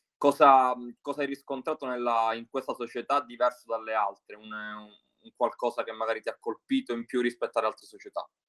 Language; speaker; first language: Italian; native; Italian